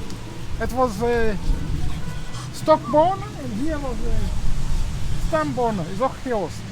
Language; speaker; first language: Dutch; non-native, learner; Kinyarwanda